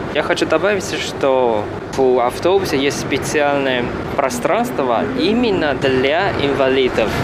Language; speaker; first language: Russian; non-native, fluent; Chinese